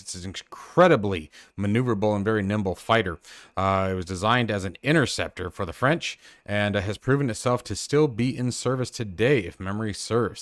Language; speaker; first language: English; native; English